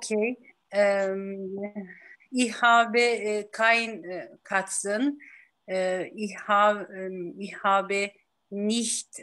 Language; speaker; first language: German; non-native, learner; Turkish